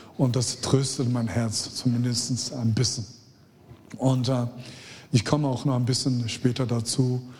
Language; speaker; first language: German; non-native, fluent; Chinese